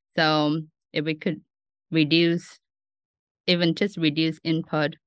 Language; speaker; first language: English; non-native, fluent; Vietnamese